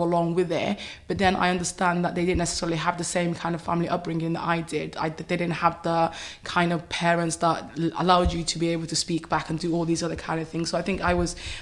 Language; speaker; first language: English; native; English